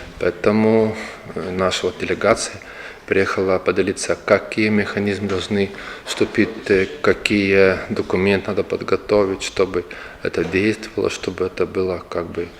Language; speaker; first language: Russian; non-native, local second language; Lithuanian